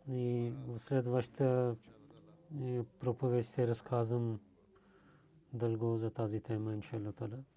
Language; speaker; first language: Bulgarian; non-native, learner; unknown